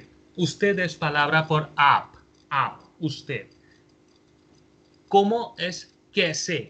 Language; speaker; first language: Spanish; non-native, fluent; Hindi